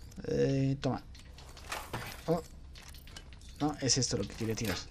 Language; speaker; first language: Spanish; native; Spanish